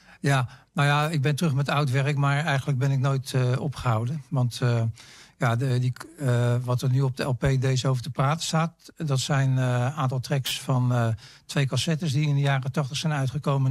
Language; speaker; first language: Dutch; native; Dutch